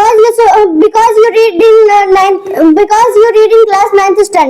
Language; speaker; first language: English; non-native, learner; Hindi